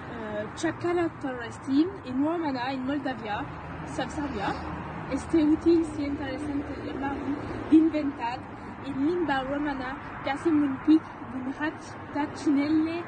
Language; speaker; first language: Romanian; non-native, learner; French